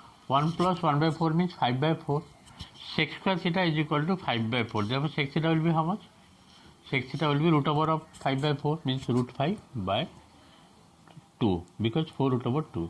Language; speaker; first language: English; non-native, local second language; Bangla